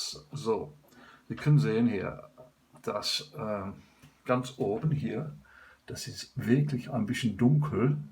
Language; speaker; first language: German; non-native, learner; English